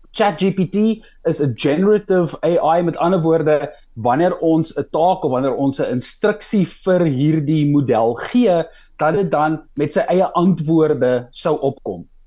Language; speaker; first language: Afrikaans; native; Afrikaans